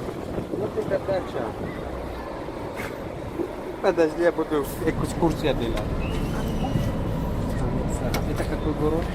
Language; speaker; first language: Russian; non-native, local second language; Tajik